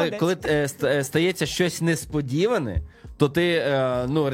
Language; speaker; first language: Ukrainian; native; Ukrainian